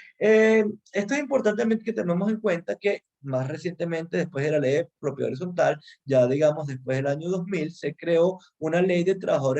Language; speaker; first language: Spanish; native; Spanish